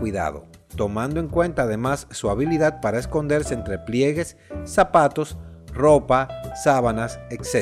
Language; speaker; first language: Spanish; native; Spanish